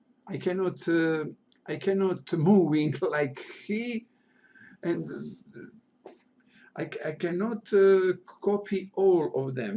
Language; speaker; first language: English; non-native, learner; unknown